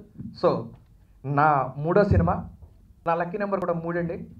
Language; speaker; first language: Telugu; native; Telugu